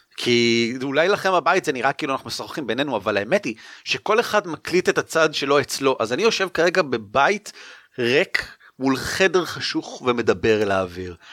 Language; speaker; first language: Hebrew; native; Hebrew